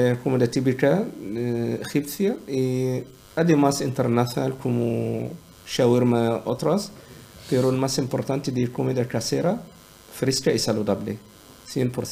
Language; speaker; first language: Spanish; non-native, learner; Arabic